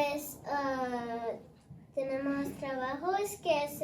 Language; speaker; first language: Spanish; non-native, learner; English